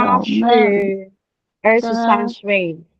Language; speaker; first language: Chinese; non-native, learner; English